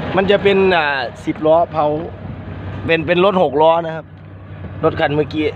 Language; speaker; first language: Thai; non-native, local second language; Northeastern Thai